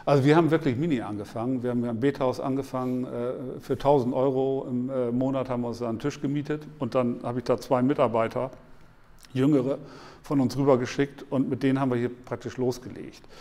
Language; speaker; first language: German; native; German